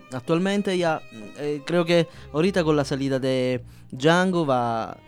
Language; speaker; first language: Spanish; non-native, learner; Sicilian